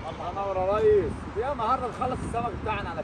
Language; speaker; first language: Arabic; native; Arabic